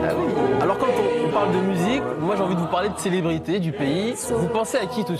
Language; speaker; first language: French; native; French